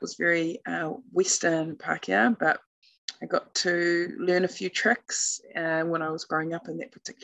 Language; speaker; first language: English; native; English